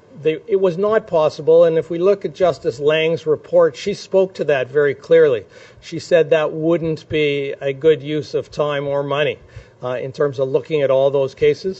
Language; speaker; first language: English; native; English